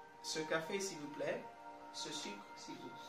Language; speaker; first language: French; non-native, learner; English